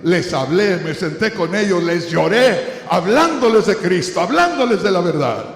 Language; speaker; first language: Spanish; native; Spanish